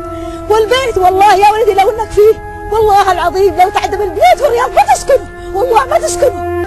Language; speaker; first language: Arabic; native; Arabic